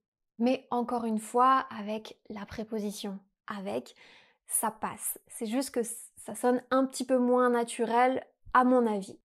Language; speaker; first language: French; native; French